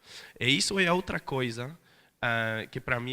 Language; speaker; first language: Portuguese; non-native, fluent; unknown